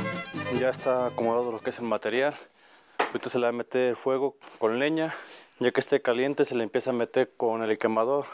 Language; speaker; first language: Spanish; native; Spanish